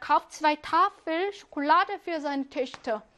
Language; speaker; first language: German; non-native, fluent; Korean